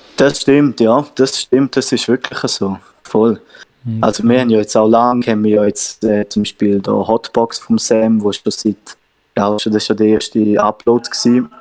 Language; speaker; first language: German; native; German